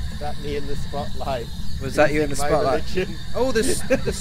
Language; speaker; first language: English; native; English